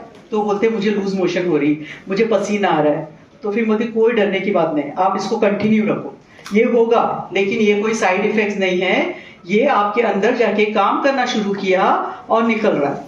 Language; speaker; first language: Hindi; native; Hindi